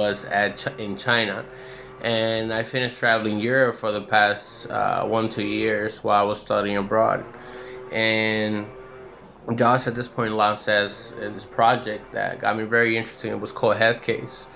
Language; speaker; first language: English; native; English